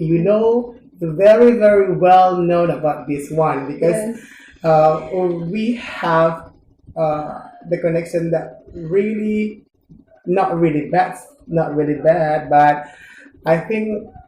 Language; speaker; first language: English; non-native, learner; Indonesian